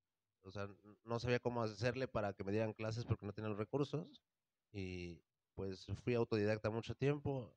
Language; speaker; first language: Spanish; native; Spanish